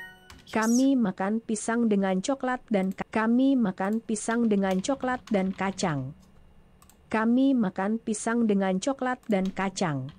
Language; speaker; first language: Indonesian; non-native, learner; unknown